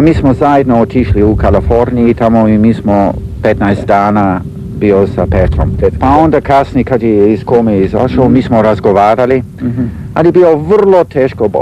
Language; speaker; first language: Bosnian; early bilingual, heritage; Serbian